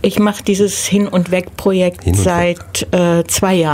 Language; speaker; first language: German; native; German